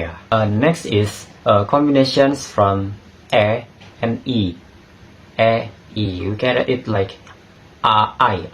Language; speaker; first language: English; non-native, learner; Indonesian